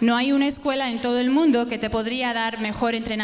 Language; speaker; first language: Spanish; native; Spanish